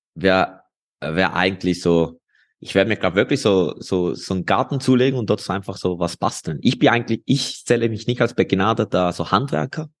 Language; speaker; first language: German; non-native, fluent; Spanish